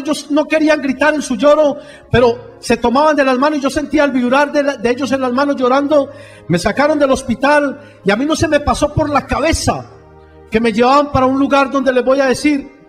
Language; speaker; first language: Spanish; native; Spanish